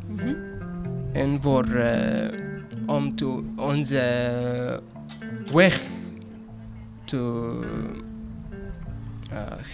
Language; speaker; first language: Dutch; non-native, learner; Arabic